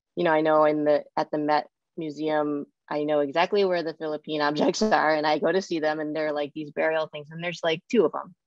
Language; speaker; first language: English; native; English